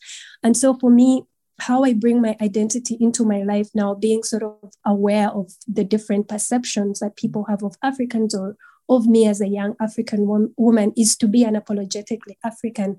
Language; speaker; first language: English; non-native, local second language; Nyankole